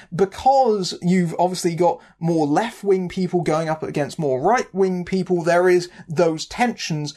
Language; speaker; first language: English; native; English